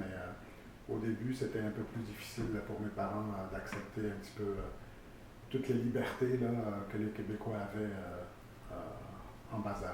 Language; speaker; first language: French; early bilingual, other home language; Arabic